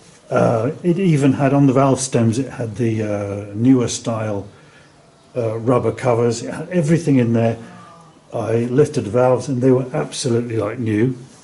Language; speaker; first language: English; native; English